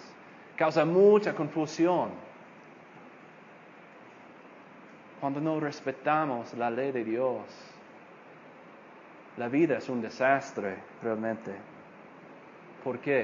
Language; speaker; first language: Spanish; non-native, fluent; English